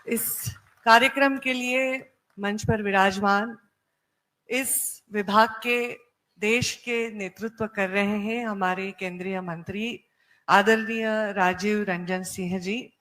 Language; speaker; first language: Hindi; non-native, local second language; Marathi